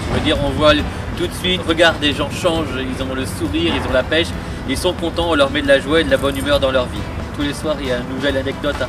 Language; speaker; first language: French; native; French